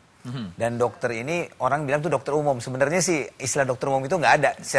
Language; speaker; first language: Indonesian; native; Indonesian